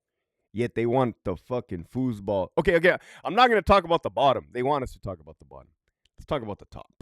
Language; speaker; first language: English; native; English